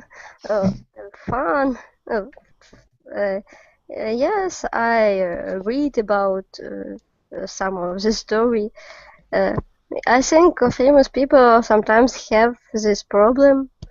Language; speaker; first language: English; non-native, learner; Russian